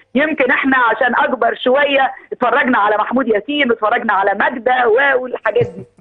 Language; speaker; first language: Arabic; native; Arabic